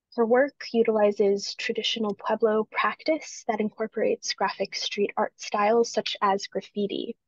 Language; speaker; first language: English; native; English